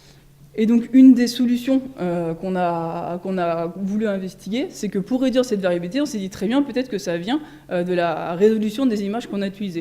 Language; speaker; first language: French; native; French